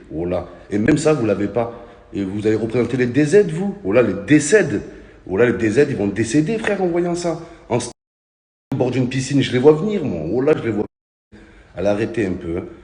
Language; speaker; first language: French; early bilingual, other home language; Arabic